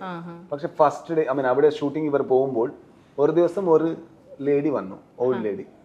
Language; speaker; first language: Malayalam; non-native, learner; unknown